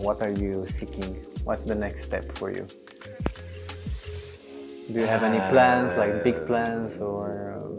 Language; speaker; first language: English; non-native, fluent; Romanian